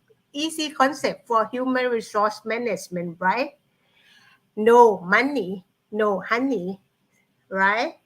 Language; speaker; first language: English; non-native, learner; Thai